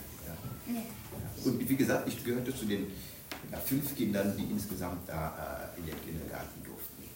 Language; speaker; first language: German; non-native, fluent; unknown